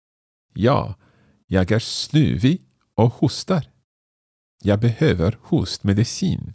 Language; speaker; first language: Swedish; non-native, learner; English